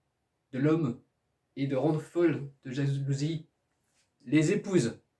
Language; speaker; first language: French; native; French